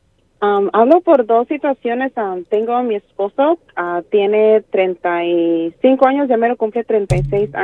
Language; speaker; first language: Spanish; early bilingual, other home language; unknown